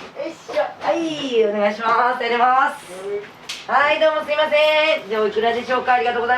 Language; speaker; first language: Japanese; native; Japanese